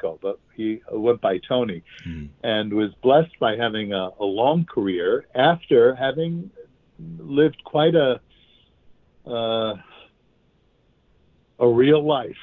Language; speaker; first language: English; native; English